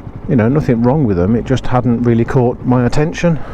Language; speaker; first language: English; native; English